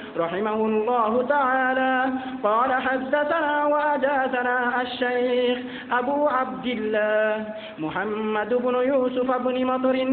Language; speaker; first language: Arabic; non-native, fluent; Bangla